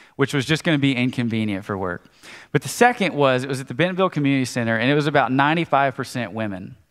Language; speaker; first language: English; native; English